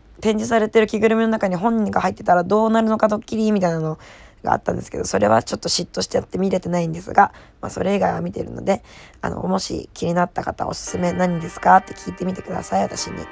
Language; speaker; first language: Japanese; native; Japanese